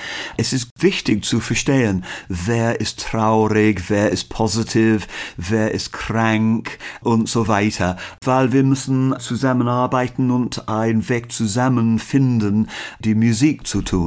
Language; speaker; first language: German; non-native, learner; English